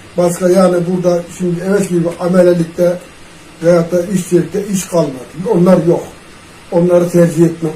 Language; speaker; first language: Turkish; native; Turkish